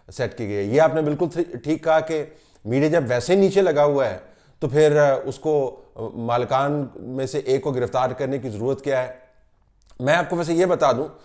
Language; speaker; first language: Urdu; native; Urdu